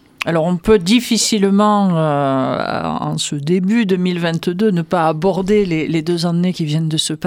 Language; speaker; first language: French; native; French